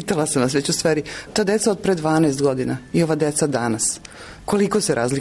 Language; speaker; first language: Serbian; native; Serbian